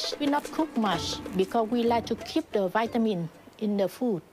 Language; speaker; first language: English; non-native, learner; Vietnamese